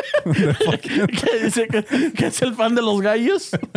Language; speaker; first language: Spanish; early bilingual, heritage; Spanish